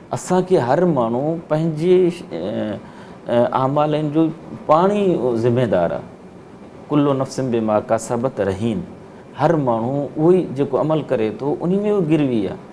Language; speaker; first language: Sindhi; native; Sindhi